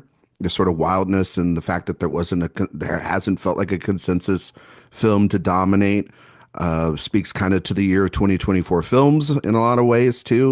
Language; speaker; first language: English; native; English